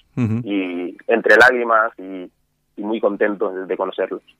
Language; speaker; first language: Spanish; non-native, fluent; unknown